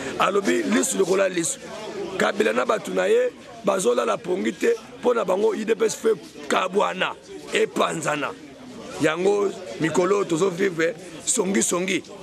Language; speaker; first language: Lingala; native; Lingala